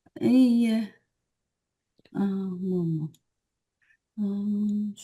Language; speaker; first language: French; non-native, learner; Portuguese